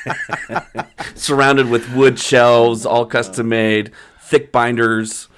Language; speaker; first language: English; native; English